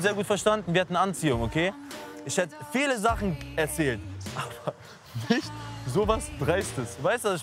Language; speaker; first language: German; native; German